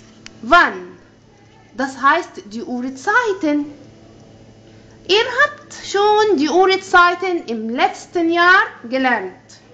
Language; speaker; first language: German; non-native, fluent; Arabic